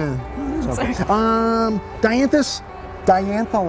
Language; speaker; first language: English; native; English